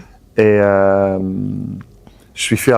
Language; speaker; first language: French; non-native, fluent; English